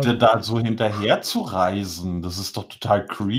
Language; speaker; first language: German; native; German